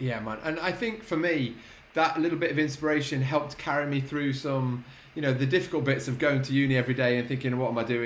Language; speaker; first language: English; native; English